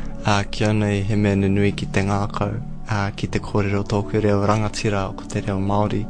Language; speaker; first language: Māori; non-native, local second language; English